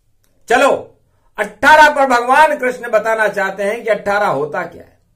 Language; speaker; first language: Hindi; native; Hindi